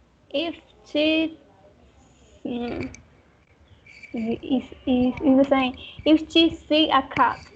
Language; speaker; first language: English; non-native, learner; Spanish